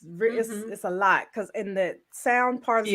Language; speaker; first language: English; native; English